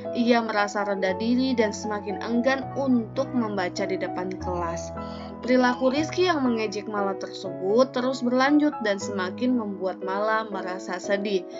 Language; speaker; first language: Indonesian; native; Indonesian